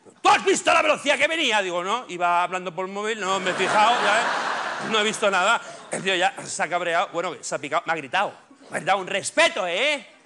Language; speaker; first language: Spanish; native; Spanish